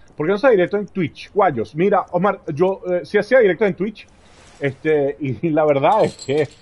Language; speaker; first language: Spanish; native; Spanish